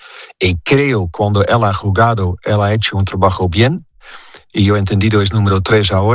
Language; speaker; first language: Spanish; non-native, fluent; Dutch